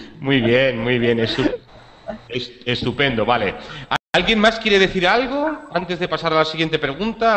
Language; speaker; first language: Spanish; native; Spanish